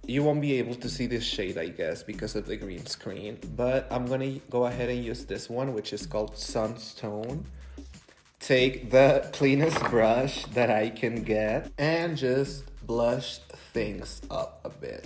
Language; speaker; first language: English; non-native, fluent; Spanish